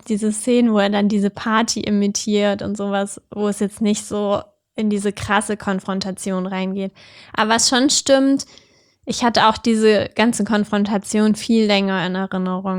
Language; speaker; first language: German; native; German